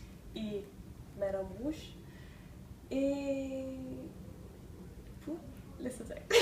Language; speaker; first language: French; non-native, learner; Danish